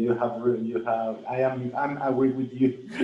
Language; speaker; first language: English; non-native, learner; Spanish